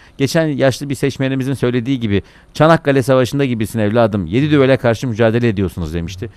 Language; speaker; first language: Turkish; native; Turkish